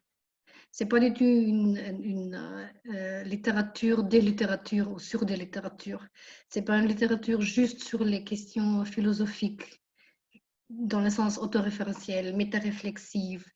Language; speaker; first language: French; non-native, fluent; German